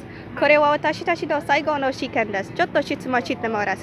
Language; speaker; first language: Japanese; non-native, learner; English